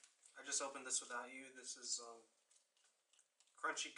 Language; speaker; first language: English; native; English